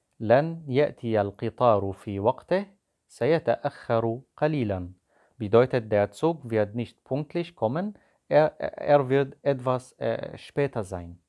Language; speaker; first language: German; non-native, fluent; Arabic